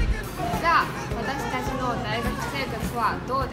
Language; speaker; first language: Japanese; non-native, learner; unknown